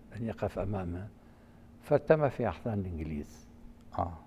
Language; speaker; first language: Arabic; native; Arabic